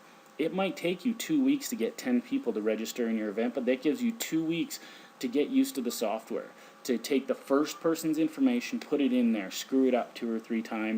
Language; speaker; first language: English; native; English